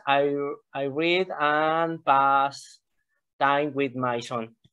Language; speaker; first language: English; non-native, learner; Spanish